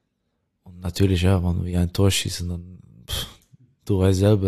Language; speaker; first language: German; non-native, learner; Dutch